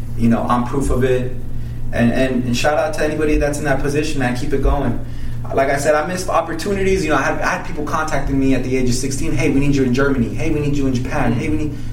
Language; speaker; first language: English; early bilingual, other home language; Spanish